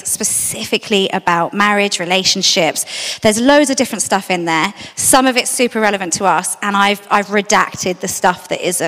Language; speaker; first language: English; native; English